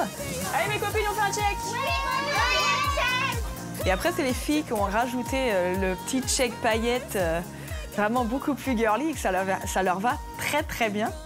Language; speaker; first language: French; native; French